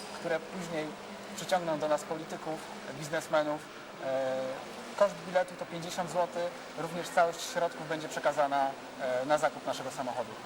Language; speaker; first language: Polish; native; Polish